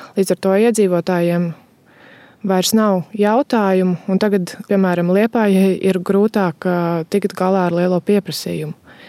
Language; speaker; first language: Latvian; native; Latvian